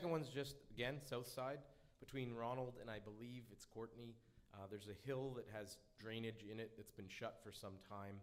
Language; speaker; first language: English; native; English